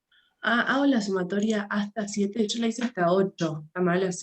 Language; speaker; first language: Spanish; native; Spanish